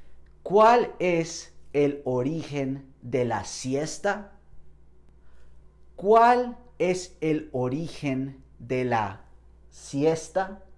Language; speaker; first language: Spanish; non-native, fluent; English